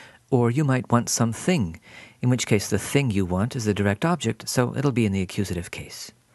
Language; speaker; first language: English; native; English